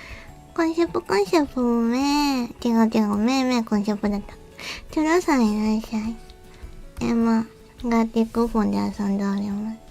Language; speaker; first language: Japanese; native; Japanese